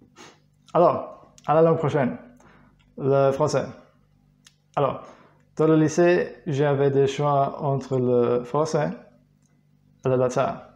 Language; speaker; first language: French; non-native, learner; German